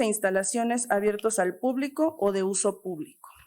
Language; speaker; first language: Spanish; native; Spanish